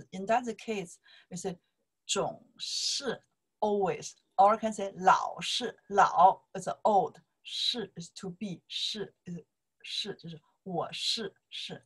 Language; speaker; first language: English; non-native, learner; Chinese